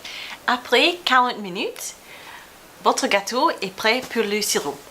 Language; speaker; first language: French; non-native, fluent; English